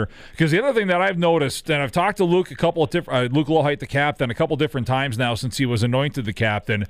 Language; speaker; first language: English; native; English